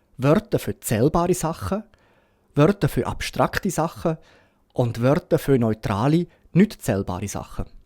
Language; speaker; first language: German; native; German